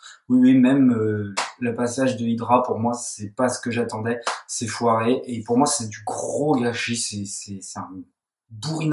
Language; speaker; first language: French; native; French